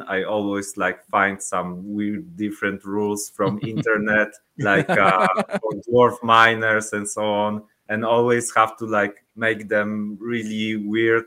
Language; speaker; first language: English; non-native, learner; Polish